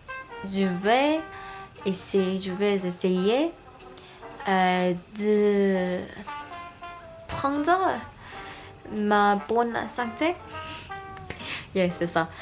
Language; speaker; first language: French; non-native, learner; Korean